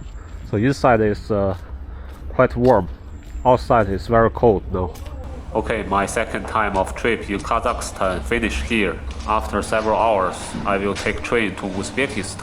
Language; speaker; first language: English; non-native, fluent; Chinese